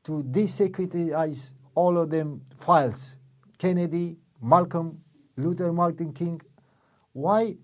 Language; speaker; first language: English; non-native, fluent; Romanian